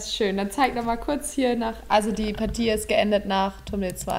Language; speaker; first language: German; native; German